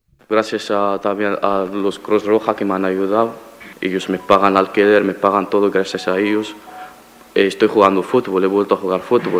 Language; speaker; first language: Spanish; non-native, fluent; Arabic